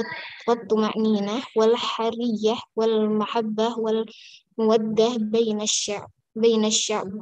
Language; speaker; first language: Arabic; non-native, learner; Indonesian